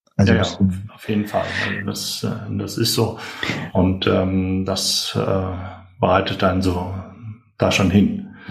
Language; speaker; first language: German; native; German